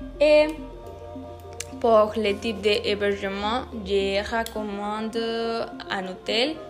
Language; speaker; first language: French; non-native, learner; Spanish